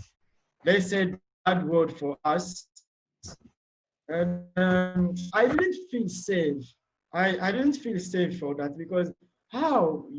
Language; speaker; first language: English; non-native, learner; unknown